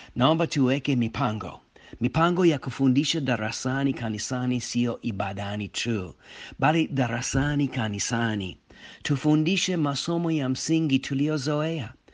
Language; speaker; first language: Swahili; non-native, fluent; English